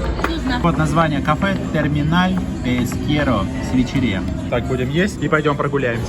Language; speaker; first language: Russian; native; Russian